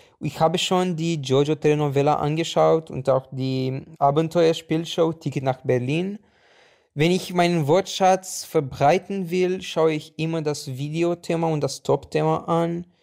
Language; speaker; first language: German; non-native, fluent; Romanian